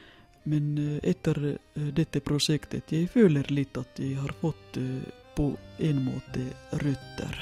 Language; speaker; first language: Norwegian; non-native, fluent; Finnish